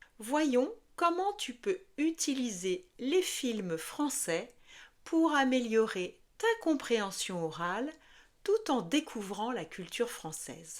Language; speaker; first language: French; native; French